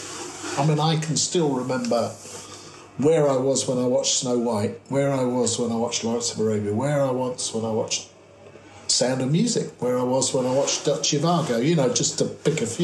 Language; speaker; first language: English; native; English